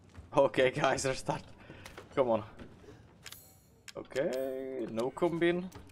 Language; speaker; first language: English; non-native, learner; Czech